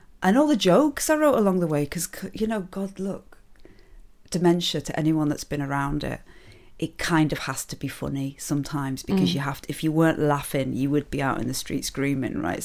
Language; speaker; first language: English; native; English